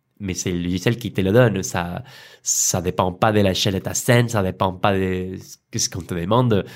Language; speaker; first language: French; non-native, fluent; Spanish